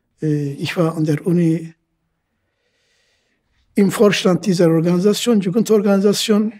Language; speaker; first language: German; non-native, fluent; Turkish